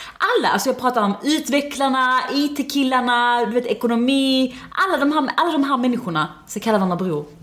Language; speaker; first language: Swedish; early bilingual, other home language; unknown